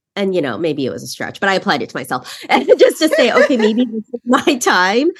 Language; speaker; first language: English; native; English